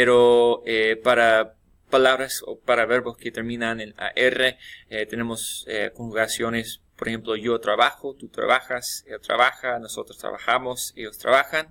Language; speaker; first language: Spanish; non-native, fluent; English